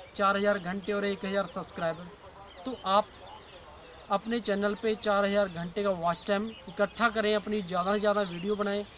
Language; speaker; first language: Hindi; non-native, local second language; Punjabi